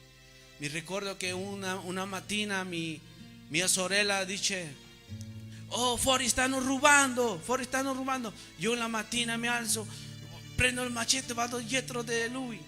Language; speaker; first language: Italian; non-native, fluent; Spanish